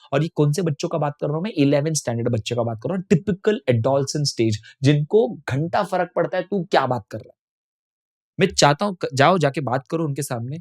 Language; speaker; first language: Hindi; non-native, local second language; Tamil